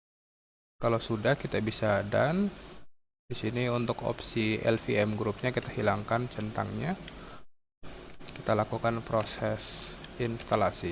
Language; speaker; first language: Indonesian; native; Indonesian